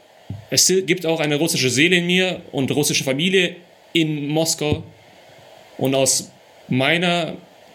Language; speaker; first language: German; early bilingual, other home language; Russian